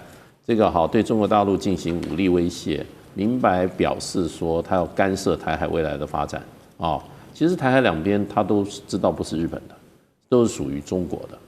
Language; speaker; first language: Chinese; native; Chinese